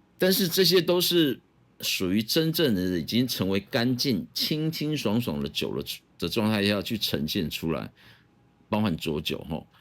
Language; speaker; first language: Chinese; native; Chinese